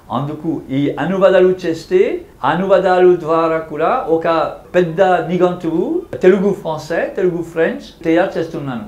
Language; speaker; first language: Telugu; non-native, fluent; French